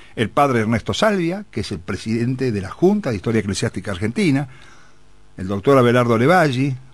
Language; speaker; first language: Spanish; native; Spanish